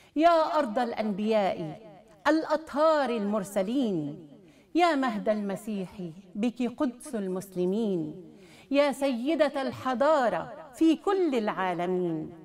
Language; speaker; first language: Arabic; native; Arabic